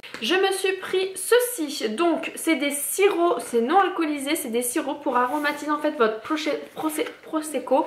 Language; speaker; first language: French; native; French